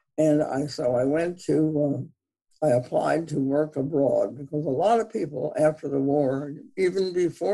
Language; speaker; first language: English; native; English